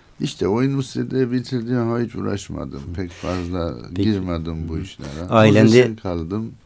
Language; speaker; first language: Turkish; non-native, learner; Armenian